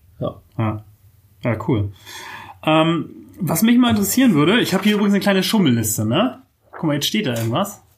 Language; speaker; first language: German; native; German